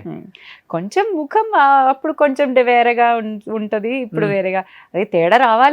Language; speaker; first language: Telugu; non-native, fluent; Malayalam